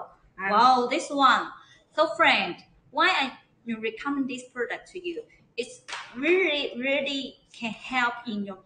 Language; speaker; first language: English; non-native, learner; Chinese